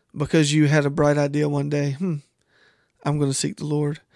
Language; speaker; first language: English; native; English